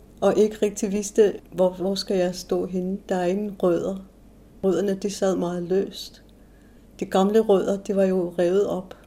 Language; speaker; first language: Danish; non-native, local second language; Kalaallisut